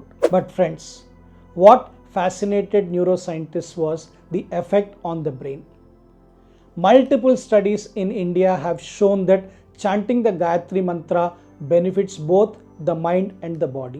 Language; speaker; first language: English; non-native, local second language; Telugu